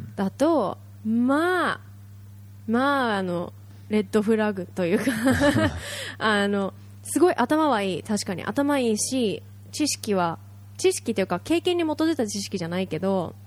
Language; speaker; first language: Japanese; native; Japanese